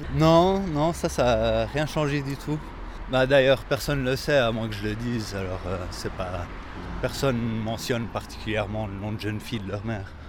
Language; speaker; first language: French; early bilingual, other home language; English